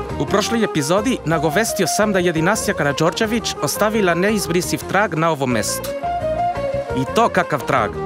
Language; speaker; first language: Croatian; non-native, fluent; Spanish